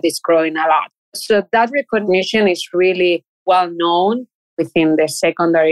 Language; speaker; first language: English; non-native, fluent; Spanish